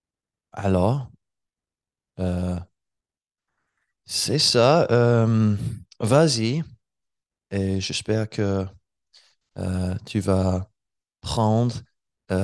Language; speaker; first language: French; non-native, learner; English